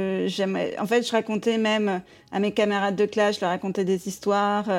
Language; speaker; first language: French; native; French